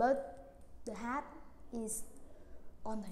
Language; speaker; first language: English; non-native, learner; Vietnamese